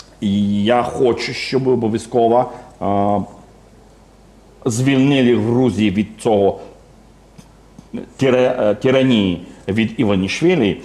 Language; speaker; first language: Ukrainian; non-native, fluent; Georgian